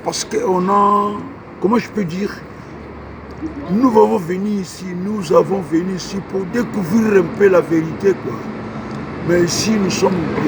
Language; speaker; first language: French; non-native, learner; Portuguese